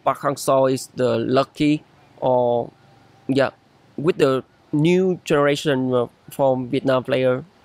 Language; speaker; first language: English; non-native, learner; Vietnamese